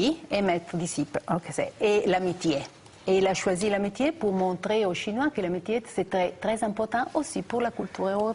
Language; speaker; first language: French; non-native, fluent; Italian